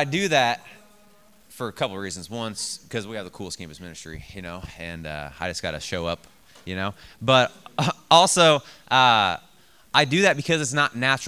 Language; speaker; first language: English; native; English